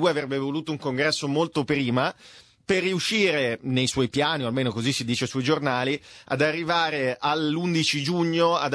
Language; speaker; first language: Italian; native; Italian